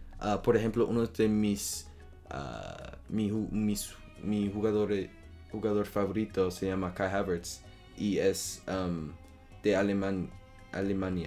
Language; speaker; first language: Spanish; non-native, learner; French